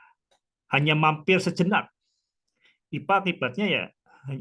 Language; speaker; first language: Indonesian; native; Indonesian